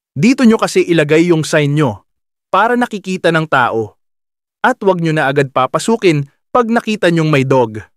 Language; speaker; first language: Filipino; native; Filipino